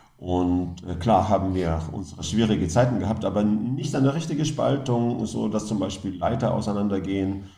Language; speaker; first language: German; non-native, fluent; Norwegian